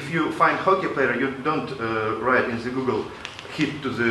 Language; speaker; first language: English; non-native, local second language; Latvian